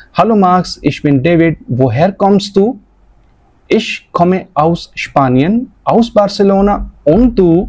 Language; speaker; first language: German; non-native, fluent; Hindi